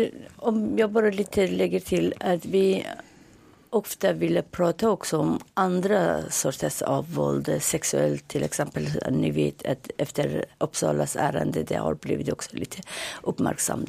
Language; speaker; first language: Swedish; non-native, fluent; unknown